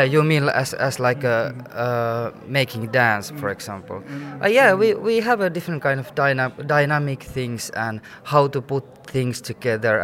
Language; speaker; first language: English; non-native, fluent; Finnish